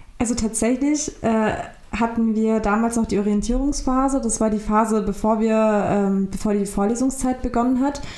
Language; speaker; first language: German; early bilingual, other home language; Turkish